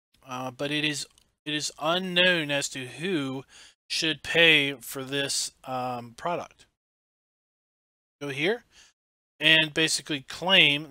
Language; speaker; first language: English; native; English